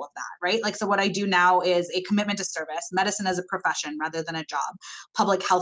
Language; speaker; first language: English; non-native, local second language; Malayalam